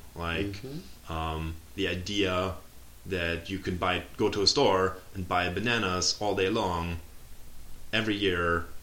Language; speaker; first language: English; non-native, fluent; German